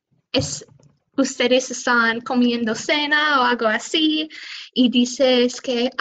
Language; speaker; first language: Spanish; non-native, fluent; English